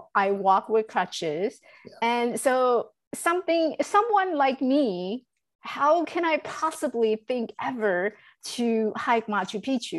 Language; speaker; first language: English; non-native, fluent; Chinese